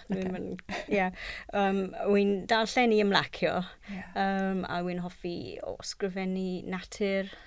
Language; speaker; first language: Welsh; non-native, local second language; English